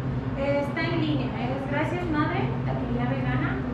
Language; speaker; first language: Spanish; native; Spanish